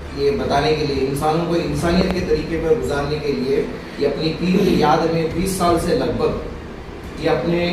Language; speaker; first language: Hindi; non-native, local second language; Urdu